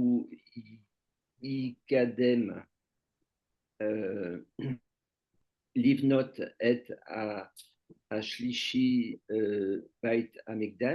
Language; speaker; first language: Hebrew; non-native, learner; French